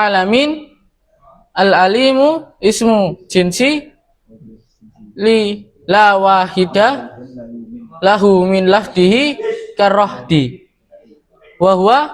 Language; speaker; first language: Arabic; non-native, fluent; Indonesian